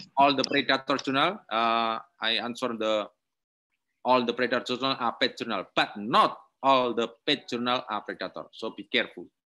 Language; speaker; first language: English; non-native, learner; Indonesian